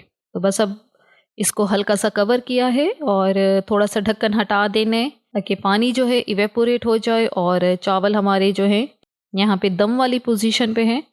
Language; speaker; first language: Hindi; native; Hindi